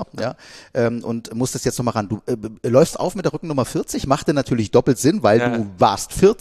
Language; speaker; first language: German; native; German